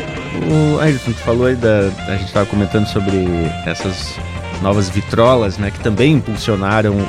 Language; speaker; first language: Portuguese; native; Portuguese